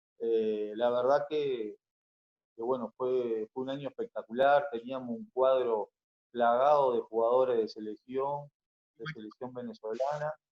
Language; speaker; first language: Spanish; native; Spanish